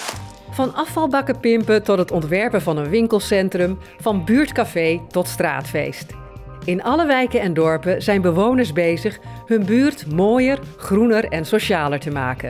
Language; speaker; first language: Dutch; native; Dutch